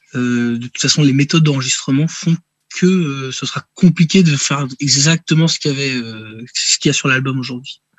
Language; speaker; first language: French; native; French